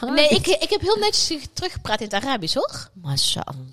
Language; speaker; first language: Dutch; early bilingual, other home language; Arabic